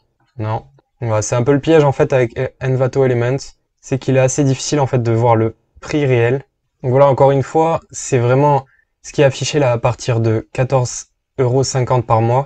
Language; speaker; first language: French; native; French